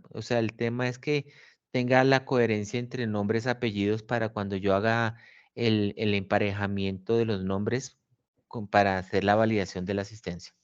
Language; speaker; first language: Spanish; native; Spanish